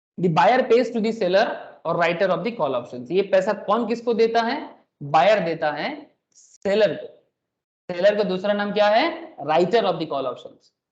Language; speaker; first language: Hindi; non-native, local second language; Bangla